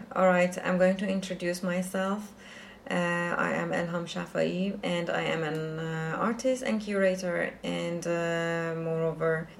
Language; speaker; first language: English; non-native, fluent; Persian